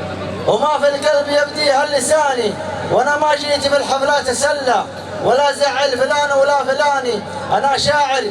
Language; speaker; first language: Arabic; native; Arabic